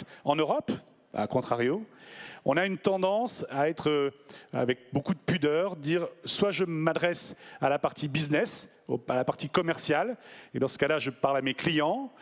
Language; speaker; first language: French; native; French